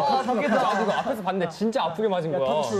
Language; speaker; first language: Korean; native; Korean